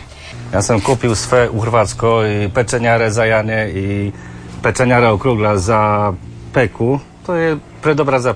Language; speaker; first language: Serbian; non-native, learner; Polish